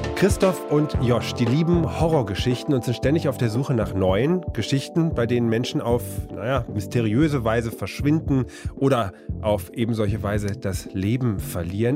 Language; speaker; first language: German; native; German